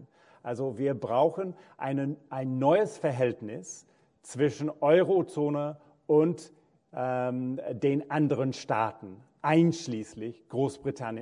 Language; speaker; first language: German; non-native, fluent; English